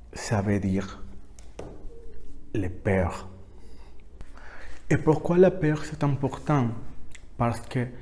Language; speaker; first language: French; non-native, learner; Spanish